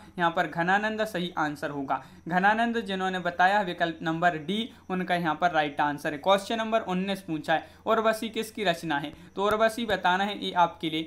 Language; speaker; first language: Hindi; native; Hindi